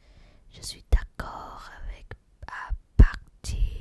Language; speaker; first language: French; non-native, learner; English